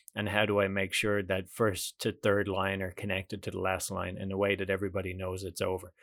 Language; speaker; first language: English; native; English